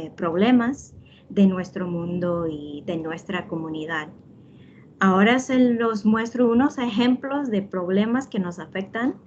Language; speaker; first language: Spanish; early bilingual, heritage; Spanish